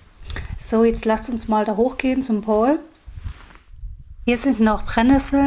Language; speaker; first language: German; native; German